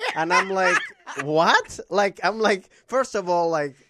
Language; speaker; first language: English; non-native, fluent; Spanish